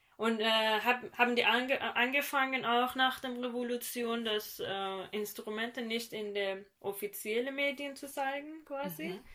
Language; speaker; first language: German; non-native, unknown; Persian